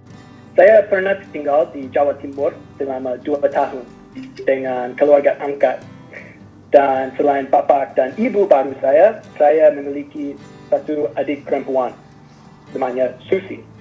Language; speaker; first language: Indonesian; non-native, learner; English